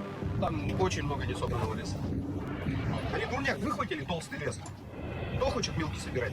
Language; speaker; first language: Russian; native; Russian